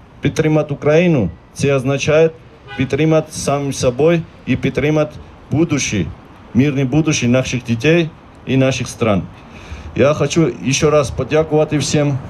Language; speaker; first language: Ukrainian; non-native, learner; Georgian